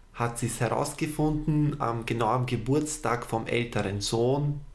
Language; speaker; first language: German; native; German